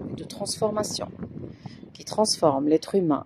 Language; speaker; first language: French; non-native, local second language; Arabic